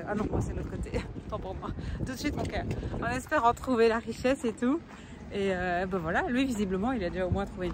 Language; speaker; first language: French; native; French